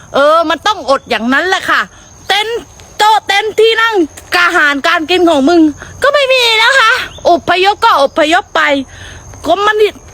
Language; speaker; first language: Thai; native; Thai